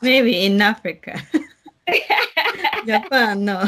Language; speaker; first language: English; non-native, learner; Japanese